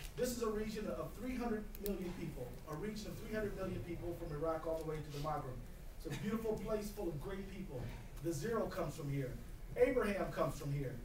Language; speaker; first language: English; native; English